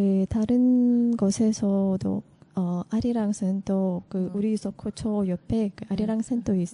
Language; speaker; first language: Korean; non-native, learner; Russian